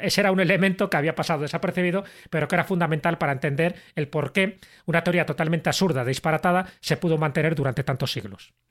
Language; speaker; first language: Spanish; native; Spanish